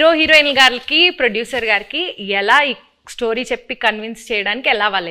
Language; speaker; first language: Telugu; native; Telugu